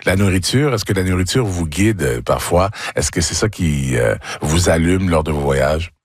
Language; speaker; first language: French; native; French